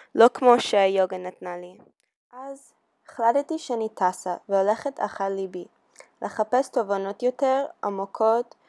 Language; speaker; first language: Hebrew; early bilingual, heritage; Hebrew